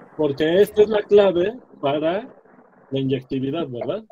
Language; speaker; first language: Spanish; native; Spanish